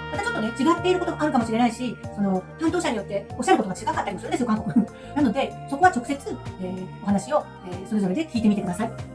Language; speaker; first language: Japanese; native; Japanese